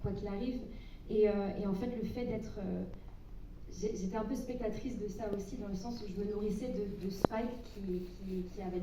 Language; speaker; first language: French; non-native, fluent; English